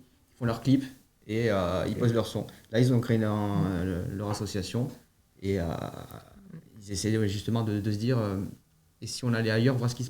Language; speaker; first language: French; native; French